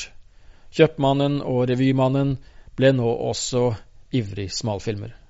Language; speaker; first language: Norwegian; native; Norwegian